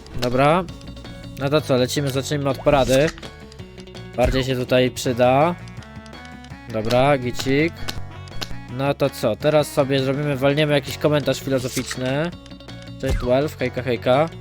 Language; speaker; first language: Polish; native; Polish